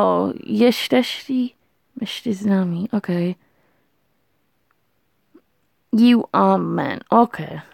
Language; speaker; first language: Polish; non-native, learner; English